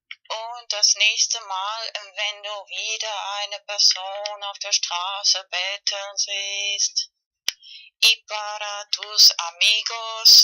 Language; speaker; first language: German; non-native, learner; Spanish